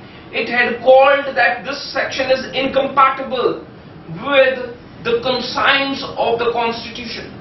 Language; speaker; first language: English; non-native, local second language; Hindi